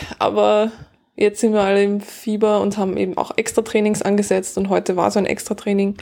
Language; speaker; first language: German; native; German